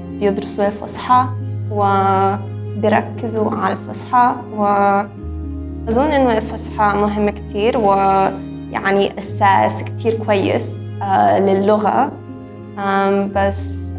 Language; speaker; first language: Arabic; non-native, fluent; Hungarian